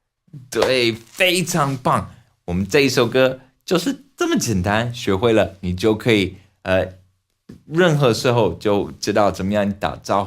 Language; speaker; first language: Chinese; non-native, fluent; English